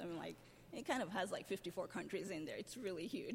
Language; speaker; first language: English; non-native, local second language; Yoruba